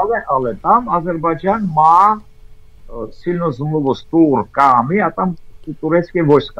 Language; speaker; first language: Slovak; non-native, fluent; Armenian